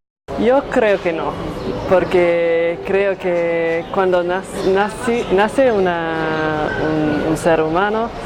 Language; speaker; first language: Spanish; non-native, fluent; Italian